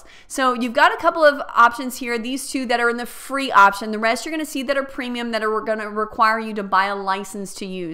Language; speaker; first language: English; native; English